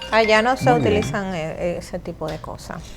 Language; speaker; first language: Spanish; native; Spanish